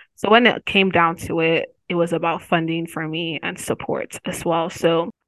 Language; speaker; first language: English; non-native, local second language; Yoruba